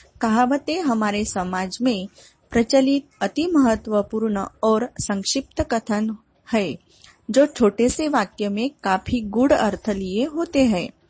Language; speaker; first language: Hindi; non-native, local second language; Marathi